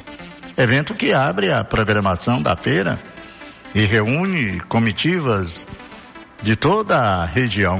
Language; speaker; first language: Portuguese; native; Portuguese